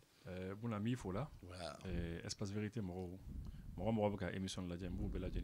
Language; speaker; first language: French; non-native, local second language; Bambara